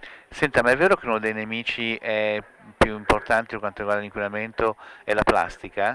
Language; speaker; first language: Italian; native; Italian